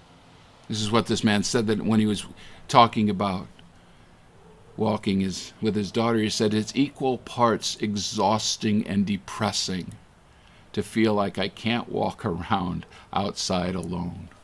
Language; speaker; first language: English; native; English